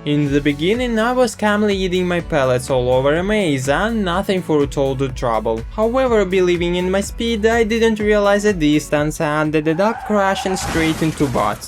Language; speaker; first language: English; non-native, fluent; Russian